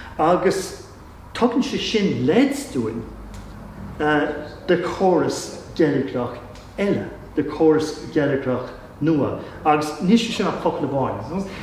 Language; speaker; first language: Irish; non-native, local second language; English